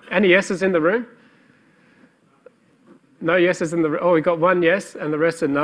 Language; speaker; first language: English; native; English